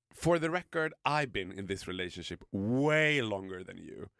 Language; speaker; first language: English; non-native, fluent; Swedish